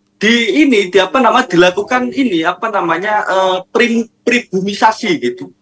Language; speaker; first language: Indonesian; non-native, local second language; Madurese